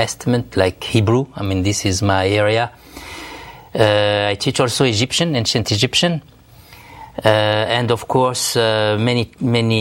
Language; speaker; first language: English; non-native, fluent; Arabic